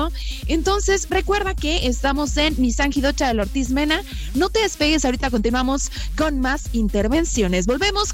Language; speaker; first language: Spanish; native; Spanish